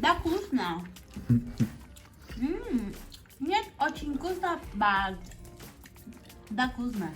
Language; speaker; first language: Russian; non-native, learner; Spanish